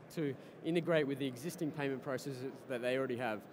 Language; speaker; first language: English; native; English